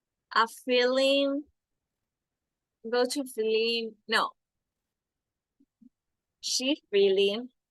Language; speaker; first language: English; non-native, learner; Spanish